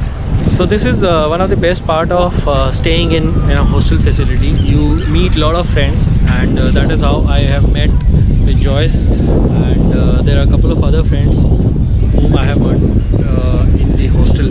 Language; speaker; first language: English; non-native, local second language; Hindi